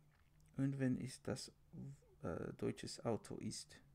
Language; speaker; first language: German; non-native, learner; English